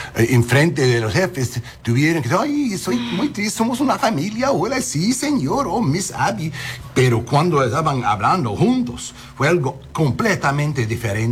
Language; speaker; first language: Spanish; early bilingual, heritage; English